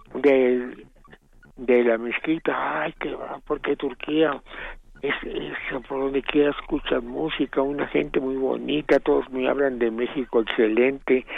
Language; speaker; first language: Spanish; native; Spanish